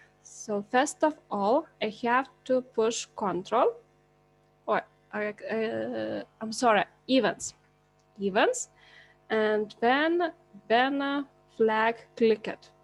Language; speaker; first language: English; non-native, learner; Lithuanian